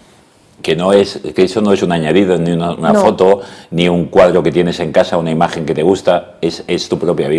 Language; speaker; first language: Spanish; native; Spanish